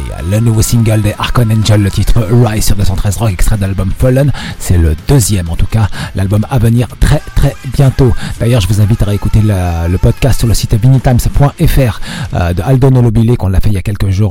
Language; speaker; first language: French; non-native, local second language; Arabic